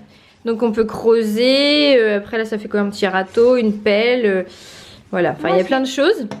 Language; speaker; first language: French; native; French